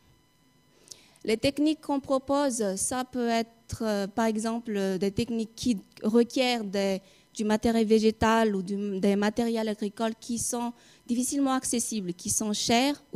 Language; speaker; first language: French; non-native, local second language; Malagasy